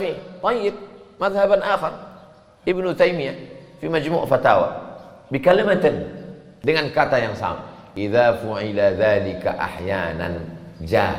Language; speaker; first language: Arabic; non-native, fluent; Indonesian